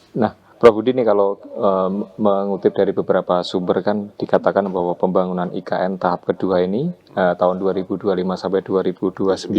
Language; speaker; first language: Indonesian; native; Indonesian